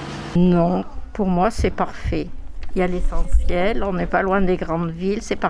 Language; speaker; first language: French; native; French